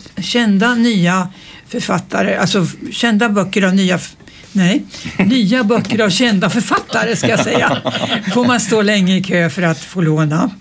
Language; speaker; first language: Swedish; native; Swedish